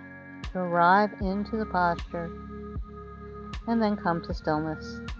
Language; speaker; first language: English; native; English